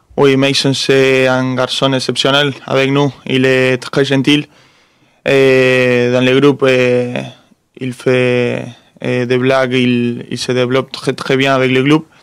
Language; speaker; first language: French; non-native, fluent; Spanish